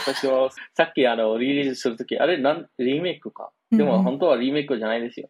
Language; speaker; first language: Japanese; non-native, fluent; Bangla